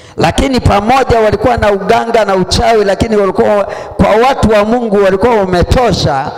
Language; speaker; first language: Swahili; non-native, local second language; Sukuma